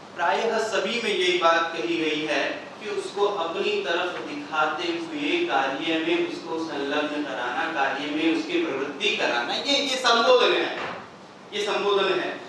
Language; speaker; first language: Hindi; native; Hindi